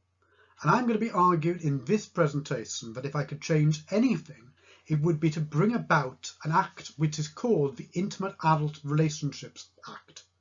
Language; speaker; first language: English; native; English